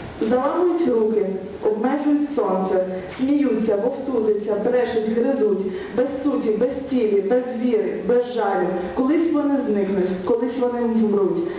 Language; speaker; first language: Ukrainian; native; Ukrainian